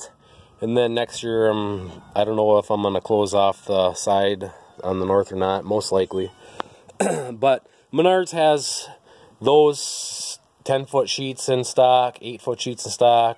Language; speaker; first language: English; native; English